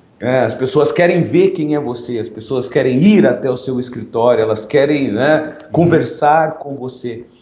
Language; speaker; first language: Portuguese; native; Portuguese